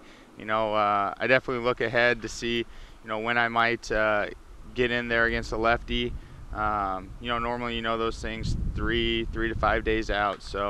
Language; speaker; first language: English; native; English